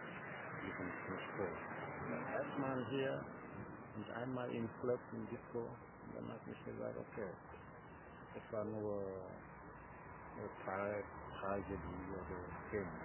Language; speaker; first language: German; non-native, learner; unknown